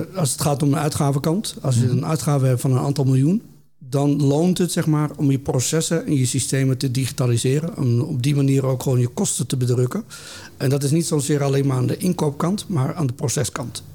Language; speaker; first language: Dutch; native; Dutch